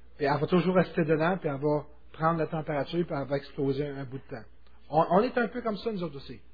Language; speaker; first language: French; native; French